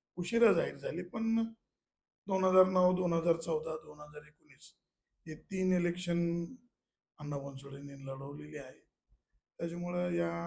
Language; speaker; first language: Marathi; non-native, local second language; Malayalam